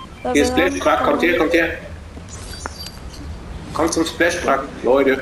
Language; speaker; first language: German; native; German